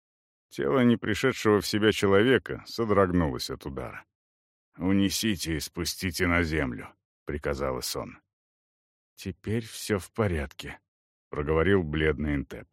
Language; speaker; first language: Russian; native; Russian